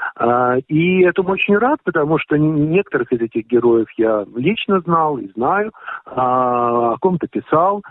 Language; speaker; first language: Russian; native; Russian